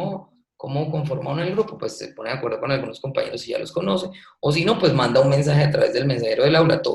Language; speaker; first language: Spanish; native; Spanish